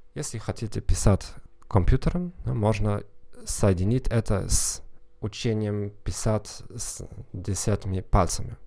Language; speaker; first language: Russian; non-native, fluent; German